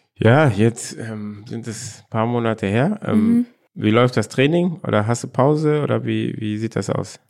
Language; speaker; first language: German; early bilingual, other home language; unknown